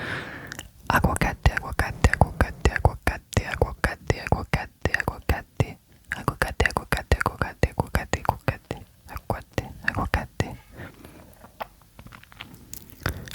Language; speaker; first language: Spanish; non-native, learner; French